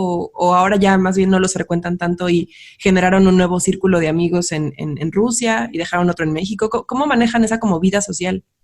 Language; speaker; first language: Spanish; native; Spanish